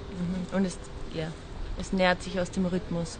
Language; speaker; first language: German; native; German